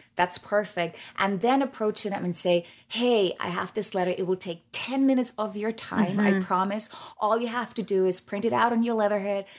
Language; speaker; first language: English; non-native, fluent; German